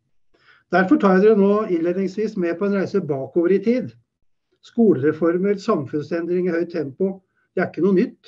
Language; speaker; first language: Norwegian; native; Norwegian